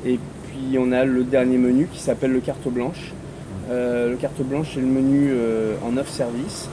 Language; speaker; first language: French; native; French